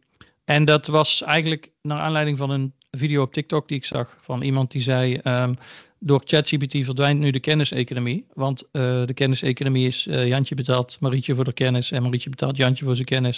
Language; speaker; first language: Dutch; native; Dutch